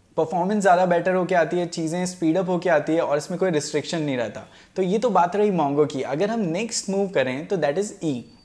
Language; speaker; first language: Hindi; native; Hindi